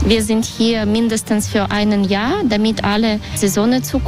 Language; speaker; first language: German; non-native, learner; Belarusian